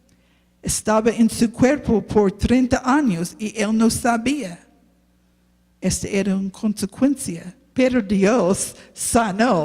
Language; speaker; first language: Spanish; non-native, learner; English